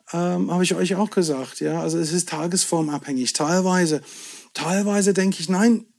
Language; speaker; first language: German; non-native, fluent; English